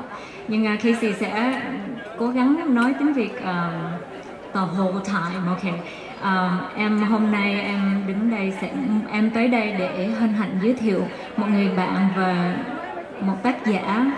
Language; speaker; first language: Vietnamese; early bilingual, heritage; Vietnamese